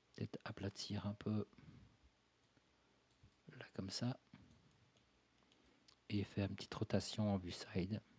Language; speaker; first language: French; native; French